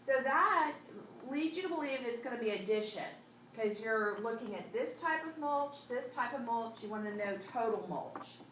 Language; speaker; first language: English; native; English